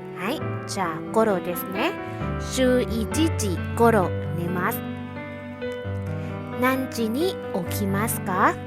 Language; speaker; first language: Japanese; non-native, fluent; Thai